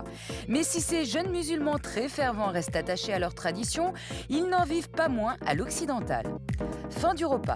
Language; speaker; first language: French; native; French